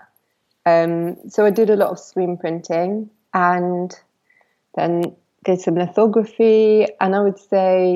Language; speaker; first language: English; native; English